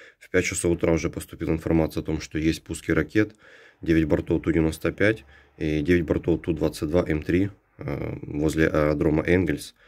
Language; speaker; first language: Russian; native; Russian